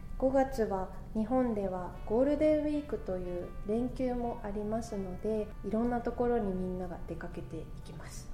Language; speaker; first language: Japanese; native; Japanese